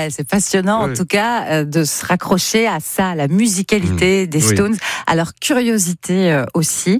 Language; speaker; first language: French; native; French